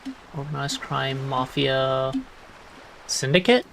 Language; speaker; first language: English; native; English